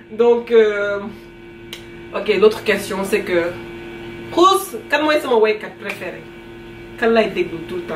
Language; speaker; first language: French; non-native, local second language; Wolof